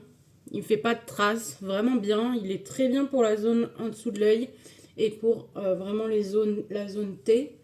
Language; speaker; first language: French; native; French